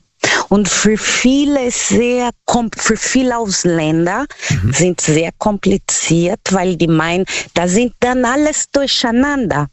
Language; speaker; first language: German; non-native, learner; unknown